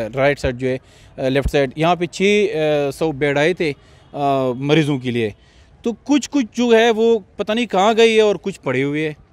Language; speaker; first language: Urdu; non-native, local second language; Pashto